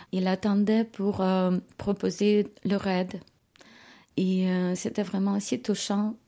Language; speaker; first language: French; non-native, fluent; Ukrainian